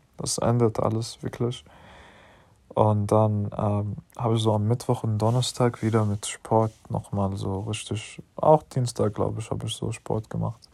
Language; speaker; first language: German; non-native, learner; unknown